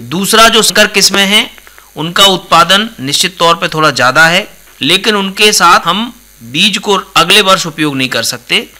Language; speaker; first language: Hindi; native; Hindi